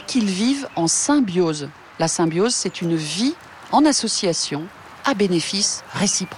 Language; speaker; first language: French; native; French